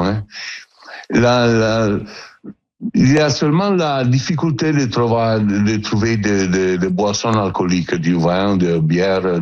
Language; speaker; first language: French; non-native, learner; Italian